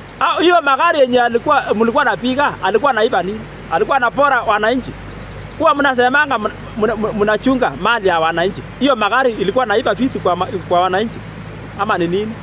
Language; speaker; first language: Swahili; non-native, local second language; Kalenjin